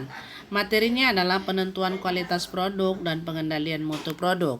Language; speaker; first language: Indonesian; native; Indonesian